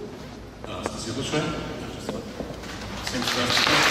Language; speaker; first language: Russian; non-native, learner; German